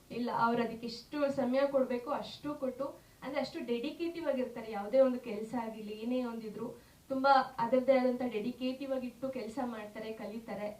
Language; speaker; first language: Kannada; native; Kannada